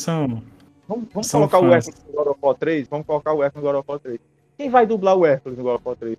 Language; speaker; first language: Portuguese; native; Portuguese